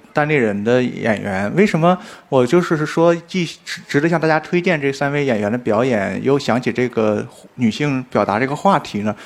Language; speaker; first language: Chinese; native; Chinese